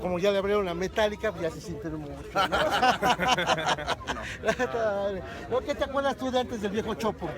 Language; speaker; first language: Spanish; native; Spanish